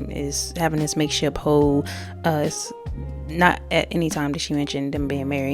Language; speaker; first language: English; native; English